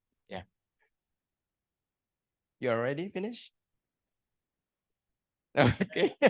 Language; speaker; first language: English; non-native, learner; Indonesian